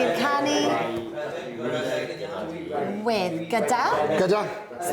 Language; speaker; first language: Welsh; non-native, learner; English